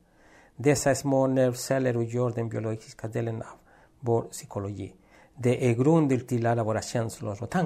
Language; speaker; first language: Swedish; non-native, fluent; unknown